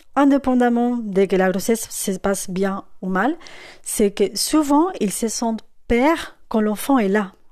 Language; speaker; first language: French; non-native, fluent; Spanish